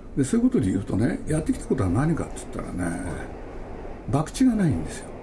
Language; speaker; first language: Japanese; native; Japanese